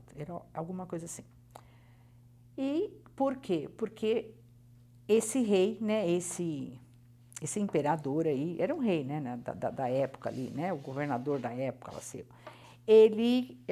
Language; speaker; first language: Portuguese; native; Portuguese